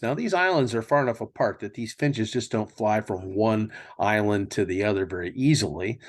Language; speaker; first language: English; native; English